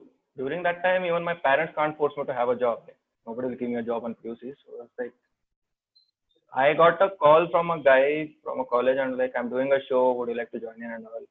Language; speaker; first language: English; non-native, local second language; Kannada